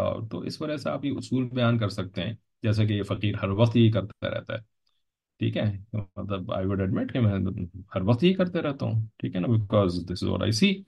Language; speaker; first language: Urdu; native; Urdu